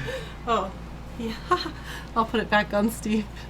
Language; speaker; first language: English; native; English